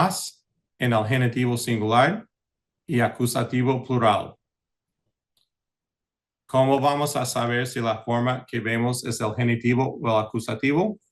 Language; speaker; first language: Spanish; early bilingual, heritage; English